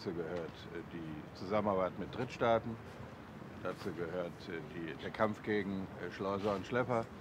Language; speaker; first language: German; native; German